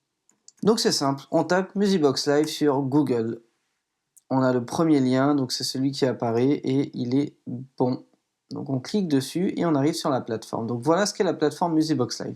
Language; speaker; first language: French; native; French